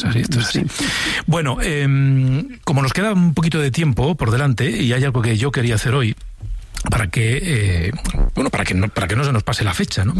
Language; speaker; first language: Spanish; native; Spanish